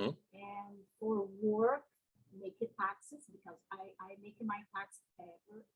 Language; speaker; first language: English; non-native, learner; Portuguese